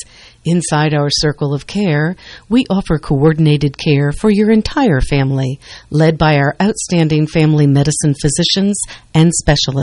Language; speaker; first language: English; native; English